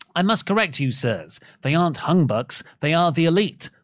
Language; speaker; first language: English; native; English